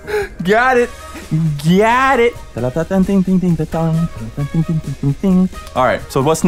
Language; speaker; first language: English; native; English